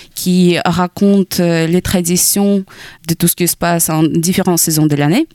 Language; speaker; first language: French; non-native, fluent; Ukrainian